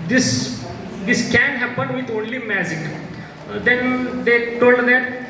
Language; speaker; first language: English; non-native, local second language; Kannada